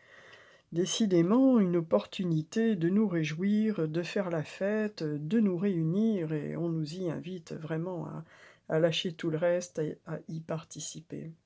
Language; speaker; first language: French; native; French